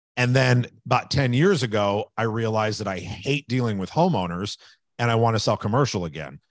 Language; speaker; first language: English; native; English